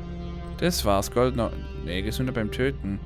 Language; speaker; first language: German; native; German